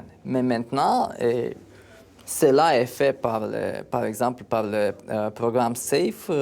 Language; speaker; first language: French; non-native, fluent; Romanian